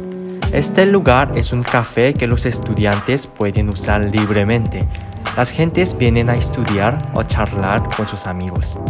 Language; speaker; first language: Spanish; non-native, learner; Korean